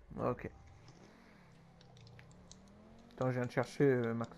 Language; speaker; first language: French; native; French